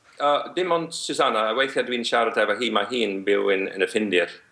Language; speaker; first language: Welsh; non-native, learner; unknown